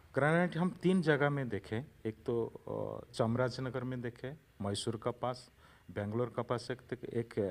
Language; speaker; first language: Hindi; non-native, local second language; Odia